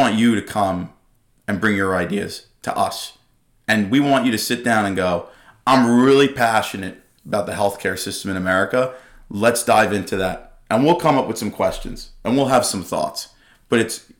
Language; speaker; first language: English; native; English